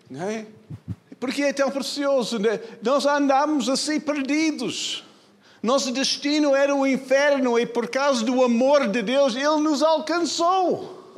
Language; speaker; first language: Portuguese; non-native, fluent; English